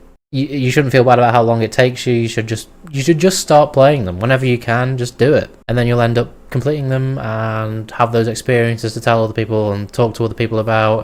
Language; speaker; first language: English; native; English